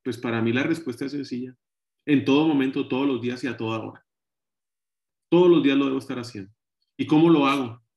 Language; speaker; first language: Spanish; native; Spanish